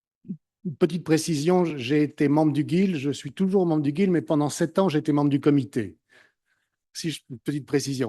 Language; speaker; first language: French; native; French